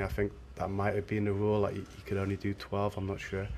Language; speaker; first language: English; native; English